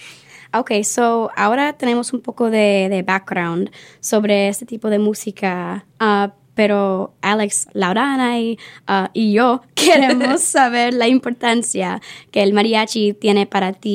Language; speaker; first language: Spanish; early bilingual, heritage; Spanish